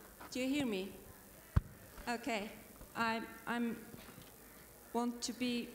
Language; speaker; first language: English; non-native, fluent; Icelandic